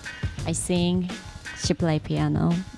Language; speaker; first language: English; non-native, learner; Japanese